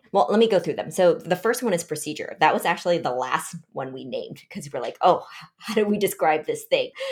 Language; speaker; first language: English; early bilingual, other home language; Vietnamese